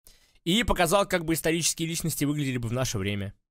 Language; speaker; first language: Russian; native; Russian